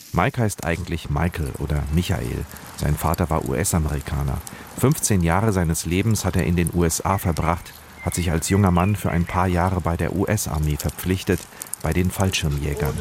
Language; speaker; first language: German; native; German